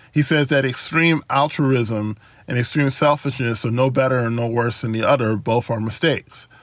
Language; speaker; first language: English; native; English